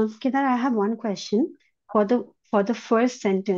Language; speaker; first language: English; non-native, local second language; Hindi